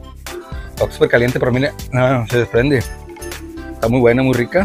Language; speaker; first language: Spanish; native; Spanish